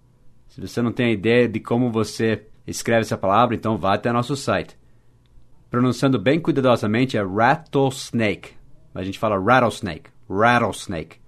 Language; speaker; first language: Portuguese; non-native, fluent; English